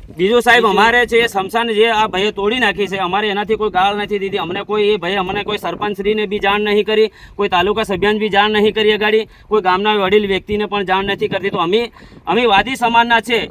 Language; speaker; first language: Gujarati; native; Gujarati